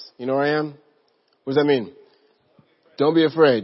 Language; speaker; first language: English; native; English